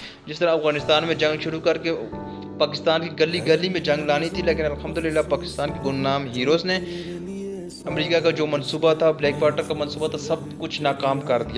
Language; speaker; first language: Hindi; non-native, local second language; Punjabi